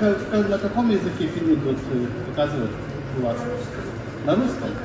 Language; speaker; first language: Russian; non-native, learner; Lithuanian